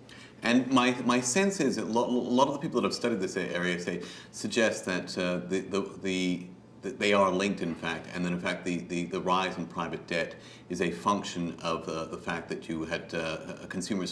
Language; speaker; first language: English; native; English